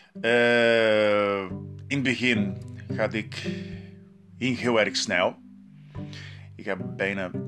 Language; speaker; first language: Dutch; non-native, learner; Portuguese